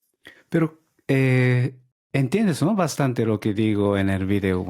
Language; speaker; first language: Spanish; non-native, learner; Japanese